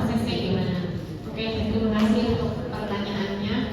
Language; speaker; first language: Indonesian; native; Indonesian